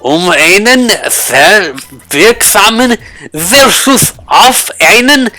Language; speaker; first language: German; non-native, learner; English